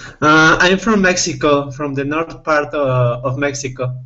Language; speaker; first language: English; non-native, fluent; Spanish